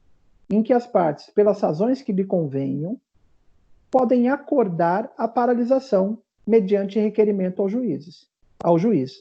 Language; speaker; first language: Portuguese; native; Portuguese